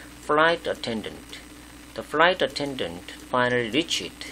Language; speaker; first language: English; non-native, fluent; Korean